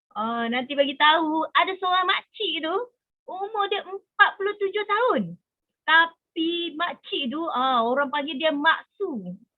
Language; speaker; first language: Malay; native; Malay